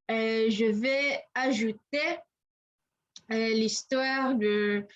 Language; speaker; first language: French; non-native, learner; English